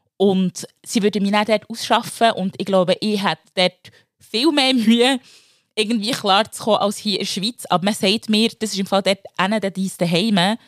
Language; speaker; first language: German; early bilingual, other home language; Lingala